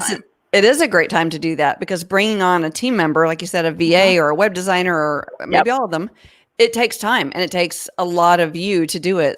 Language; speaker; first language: English; native; English